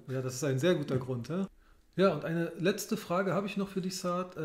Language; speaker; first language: German; native; German